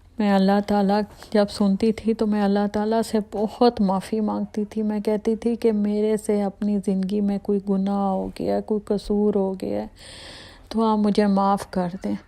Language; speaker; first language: Urdu; native; Urdu